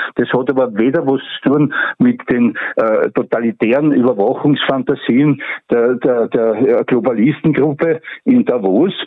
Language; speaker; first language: German; native; German